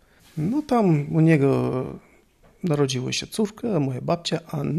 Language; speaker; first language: Polish; non-native, learner; Russian